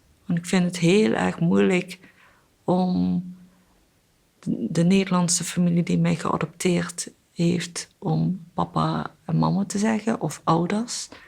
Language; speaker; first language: Dutch; early bilingual, other home language; Korean